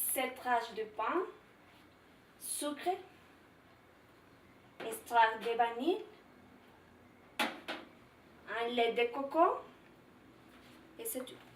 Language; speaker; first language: French; non-native, learner; Spanish